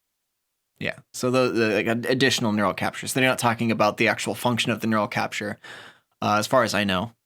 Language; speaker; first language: English; native; English